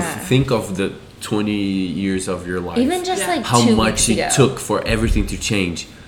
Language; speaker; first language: English; non-native, fluent; Portuguese